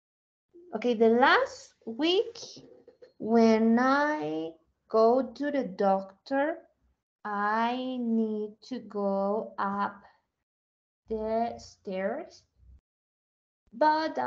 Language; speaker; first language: English; non-native, learner; Spanish